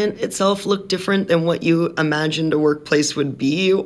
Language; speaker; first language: English; native; English